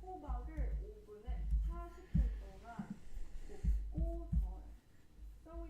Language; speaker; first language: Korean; non-native, fluent; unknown